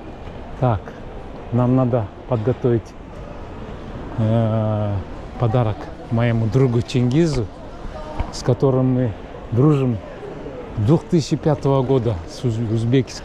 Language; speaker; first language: Russian; non-native, local second language; Kyrgyz